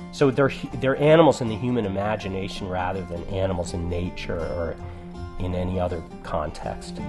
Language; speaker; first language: English; native; English